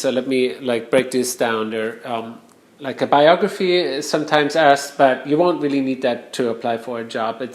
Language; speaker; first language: English; non-native, fluent; German